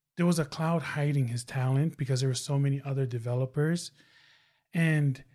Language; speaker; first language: English; non-native, fluent; Tongan